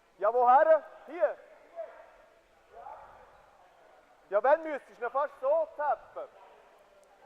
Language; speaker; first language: German; native; German